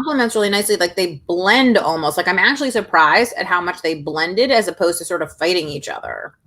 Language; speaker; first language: English; native; English